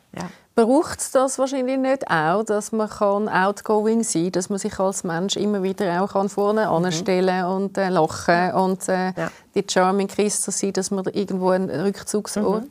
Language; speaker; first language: German; native; German